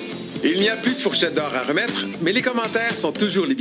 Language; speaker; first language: French; native; French